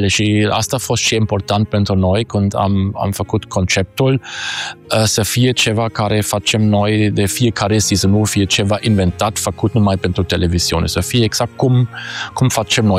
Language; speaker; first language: Romanian; non-native, fluent; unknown